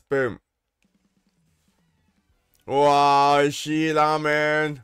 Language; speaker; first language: Japanese; non-native, learner; English